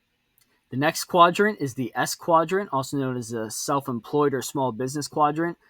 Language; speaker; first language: English; native; English